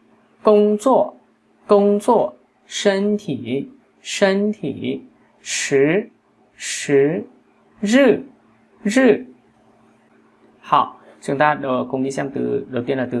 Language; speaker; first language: Chinese; non-native, fluent; Vietnamese